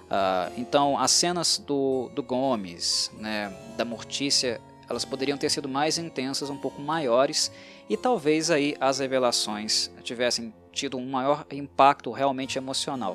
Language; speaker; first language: Portuguese; native; Portuguese